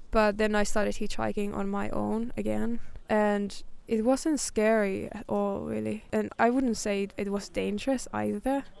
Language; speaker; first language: English; non-native, fluent; Finnish